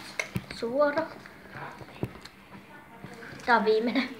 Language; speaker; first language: Finnish; early bilingual, other home language; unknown